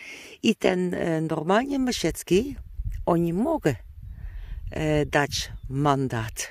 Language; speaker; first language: Polish; non-native, learner; Dutch